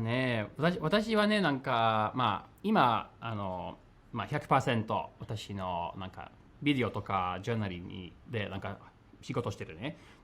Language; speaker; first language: Japanese; non-native, fluent; English